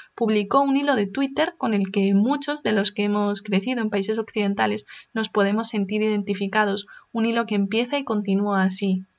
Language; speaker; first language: Spanish; early bilingual, other home language; Chinese